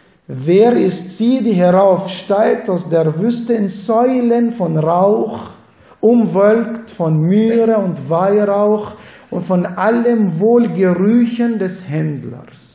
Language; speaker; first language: German; non-native, fluent; Arabic